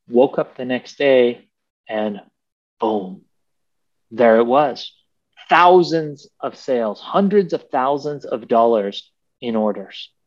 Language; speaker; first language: English; early bilingual, other home language; Persian